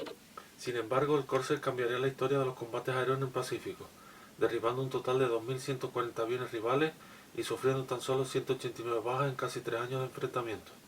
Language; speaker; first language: Spanish; native; Spanish